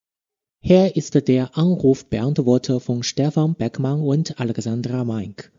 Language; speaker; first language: German; non-native, fluent; Chinese